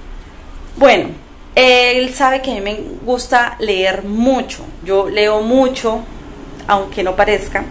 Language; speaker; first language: Spanish; native; Spanish